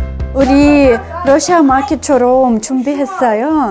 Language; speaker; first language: Korean; non-native, learner; Russian